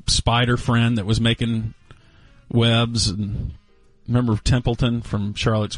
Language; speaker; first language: English; native; English